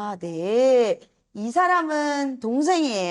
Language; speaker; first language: Korean; non-native, fluent; Spanish